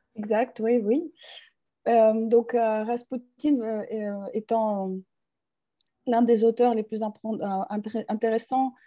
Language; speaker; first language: French; non-native, fluent; Russian